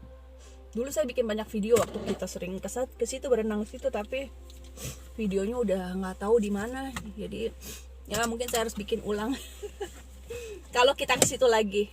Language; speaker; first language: Indonesian; native; Indonesian